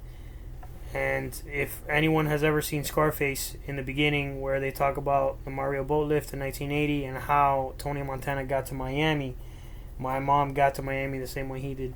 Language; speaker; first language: English; early bilingual, other home language; Spanish